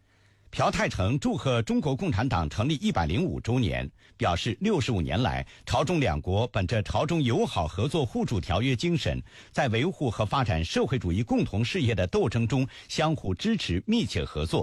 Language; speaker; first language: Chinese; native; Chinese